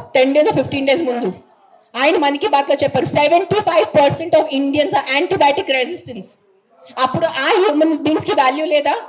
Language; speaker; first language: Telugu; non-native, fluent; Marathi